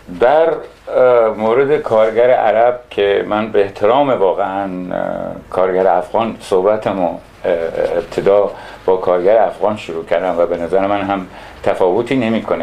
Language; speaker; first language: Persian; non-native, local second language; Arabic